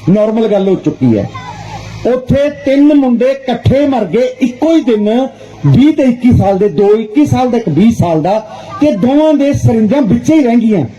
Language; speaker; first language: Punjabi; non-native, local second language; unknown